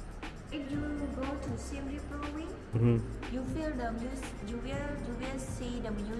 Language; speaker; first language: English; non-native, learner; Khmer